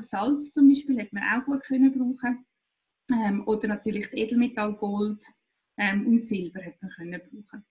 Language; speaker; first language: German; native; German